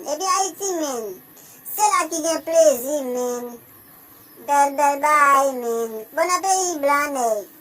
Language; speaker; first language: Haitian Creole; native; Haitian Creole